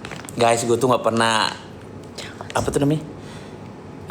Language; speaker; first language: Indonesian; native; Indonesian